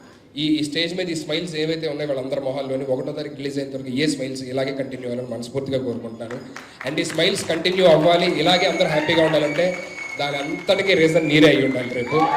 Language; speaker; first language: Telugu; native; Telugu